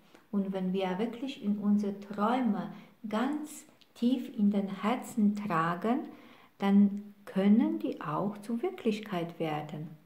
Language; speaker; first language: German; non-native, fluent; Polish